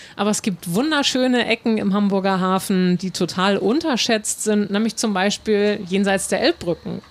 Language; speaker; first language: German; native; German